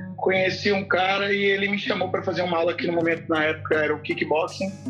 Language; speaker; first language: Portuguese; native; Portuguese